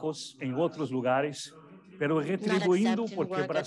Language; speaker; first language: Spanish; non-native, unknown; German